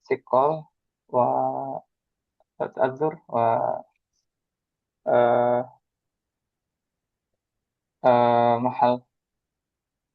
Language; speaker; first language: Arabic; non-native, learner; Indonesian